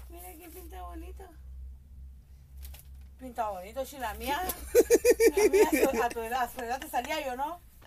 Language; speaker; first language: Spanish; native; Spanish